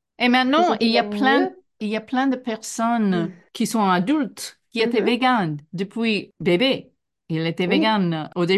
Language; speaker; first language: French; non-native, fluent; English